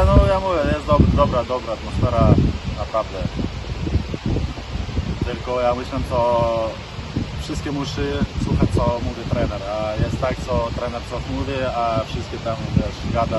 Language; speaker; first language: Polish; non-native, learner; Lithuanian